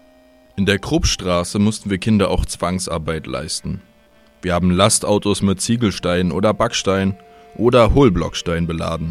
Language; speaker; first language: German; native; German